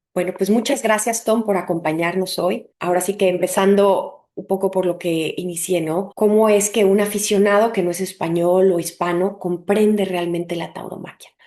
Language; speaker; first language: Spanish; native; Spanish